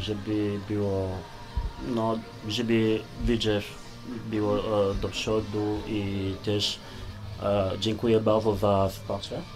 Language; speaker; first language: Polish; non-native, learner; Lingala